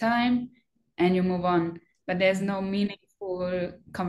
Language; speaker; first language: English; non-native, fluent; German